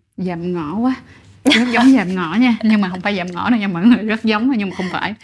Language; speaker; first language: Vietnamese; native; Vietnamese